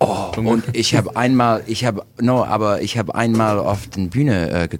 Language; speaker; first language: German; non-native, learner; English